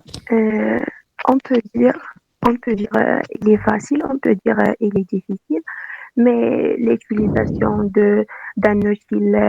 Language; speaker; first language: French; non-native, learner; Arabic